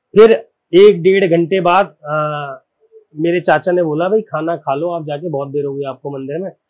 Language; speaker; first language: Hindi; native; Hindi